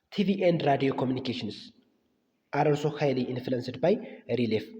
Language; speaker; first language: English; non-native, local second language; Amharic